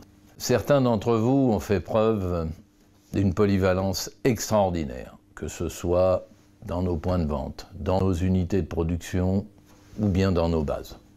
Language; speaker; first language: French; native; French